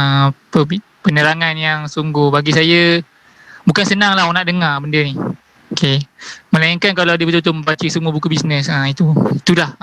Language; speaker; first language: Malay; native; Malay